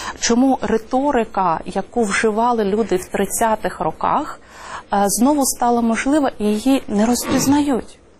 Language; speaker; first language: Ukrainian; native; Ukrainian